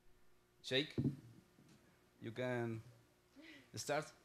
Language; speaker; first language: English; non-native, learner; Spanish